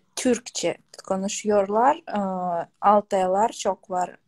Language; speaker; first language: Turkish; non-native, learner; Russian